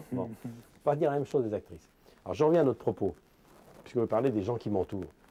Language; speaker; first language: French; native; French